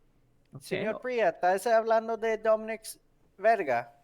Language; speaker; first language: Spanish; non-native, learner; English